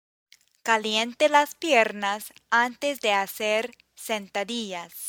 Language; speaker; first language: Spanish; non-native, fluent; English